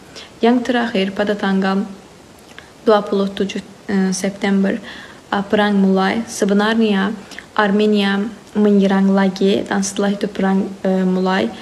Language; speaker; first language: Indonesian; non-native, fluent; Azerbaijani